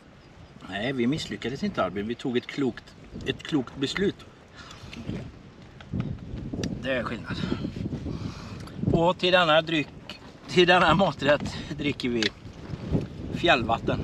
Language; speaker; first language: Swedish; native; Swedish